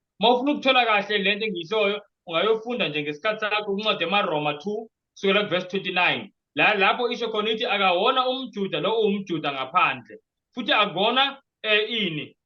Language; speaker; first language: Zulu; native; Zulu